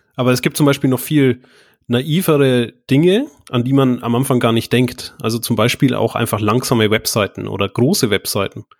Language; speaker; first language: German; native; German